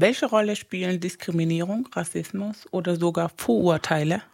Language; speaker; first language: German; non-native, fluent; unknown